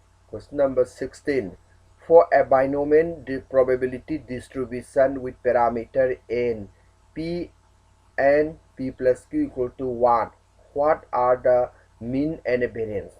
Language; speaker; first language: English; non-native, local second language; Manipuri